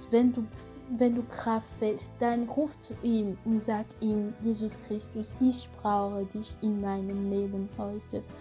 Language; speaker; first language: German; non-native, fluent; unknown